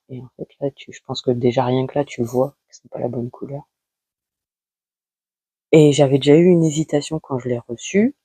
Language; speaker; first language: French; native; French